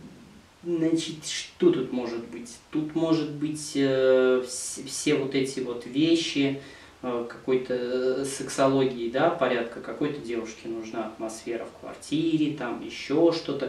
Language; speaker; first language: Russian; native; Russian